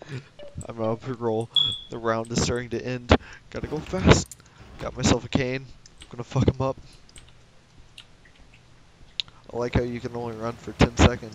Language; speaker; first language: English; native; English